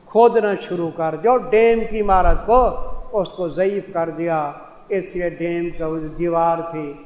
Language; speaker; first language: Urdu; non-native, local second language; Saraiki